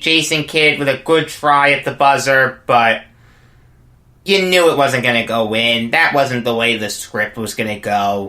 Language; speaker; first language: English; native; English